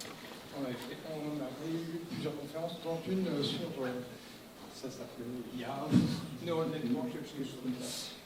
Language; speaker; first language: French; native; French